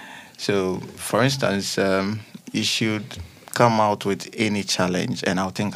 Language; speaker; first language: English; non-native, local second language; Akan